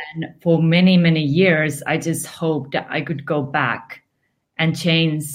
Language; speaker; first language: English; non-native, fluent; Finnish